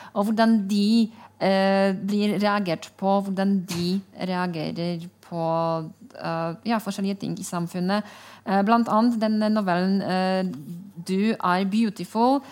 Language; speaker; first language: Norwegian; non-native, fluent; Polish